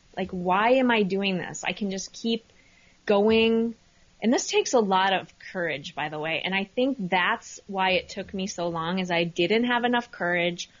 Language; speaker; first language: English; native; English